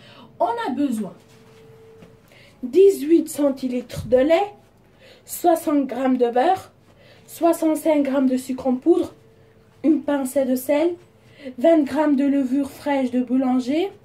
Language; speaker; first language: French; non-native, learner; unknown